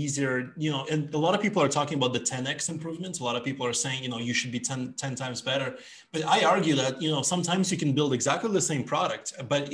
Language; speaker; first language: English; non-native, fluent; Ukrainian